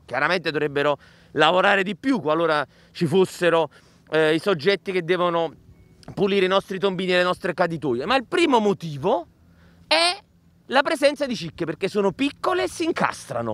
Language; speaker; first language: Italian; native; Italian